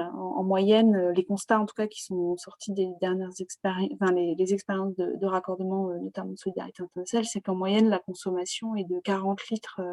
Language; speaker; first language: French; native; French